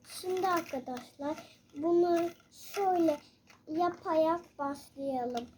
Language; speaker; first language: Turkish; native; Turkish